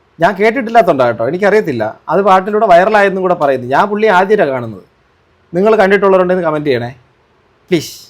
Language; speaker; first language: Malayalam; native; Malayalam